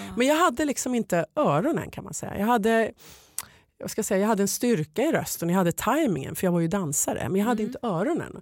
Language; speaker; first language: Swedish; native; Swedish